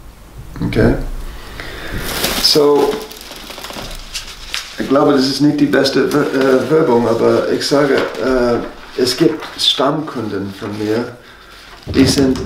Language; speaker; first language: German; non-native, fluent; English